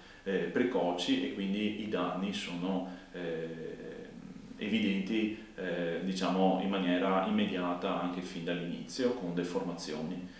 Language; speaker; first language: Italian; native; Italian